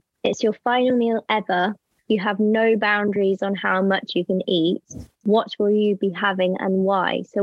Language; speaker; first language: English; native; English